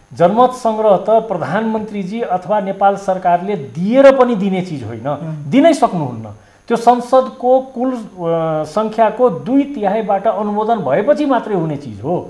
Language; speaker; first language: Nepali; non-native, local second language; Maithili